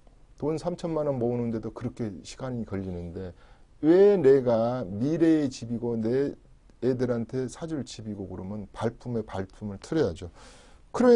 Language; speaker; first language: Korean; native; Korean